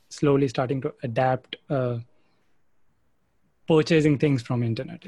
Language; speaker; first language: English; non-native, local second language; Gujarati